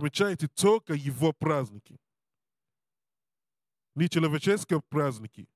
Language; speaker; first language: Russian; non-native, learner; Portuguese